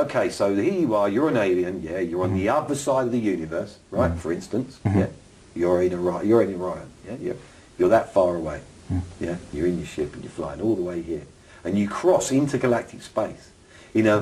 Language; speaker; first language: English; native; English